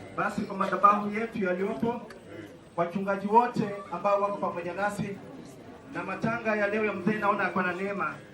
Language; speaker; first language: Swahili; non-native, local second language; Luyia